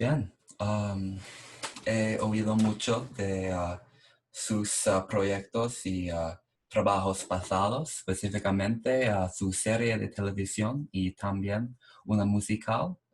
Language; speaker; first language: Spanish; non-native, learner; English